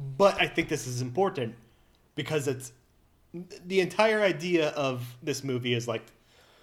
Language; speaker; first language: English; native; English